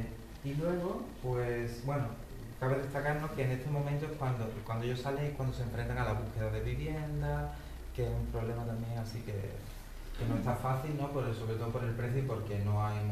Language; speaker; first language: Spanish; native; Spanish